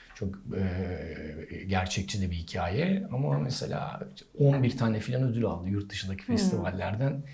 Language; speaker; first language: Turkish; native; Turkish